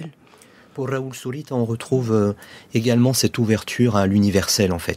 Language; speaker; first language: French; native; French